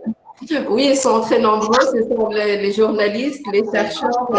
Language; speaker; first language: French; non-native, local second language; Arabic